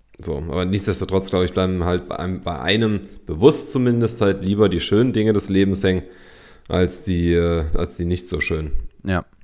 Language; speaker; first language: German; native; German